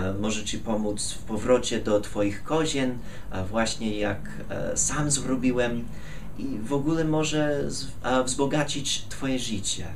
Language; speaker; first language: Polish; non-native, fluent; English